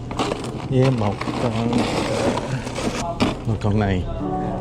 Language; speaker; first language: Vietnamese; early bilingual, heritage; Vietnamese